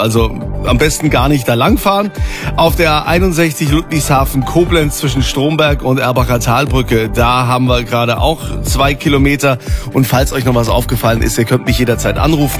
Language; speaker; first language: German; native; German